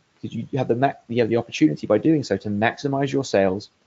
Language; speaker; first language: English; native; English